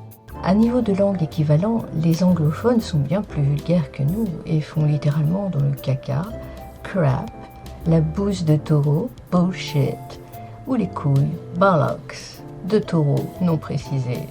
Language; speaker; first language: French; native; French